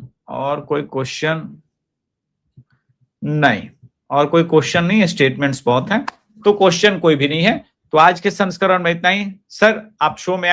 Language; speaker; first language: Hindi; native; Hindi